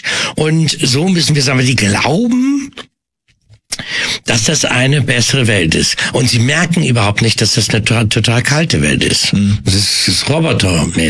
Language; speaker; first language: German; native; German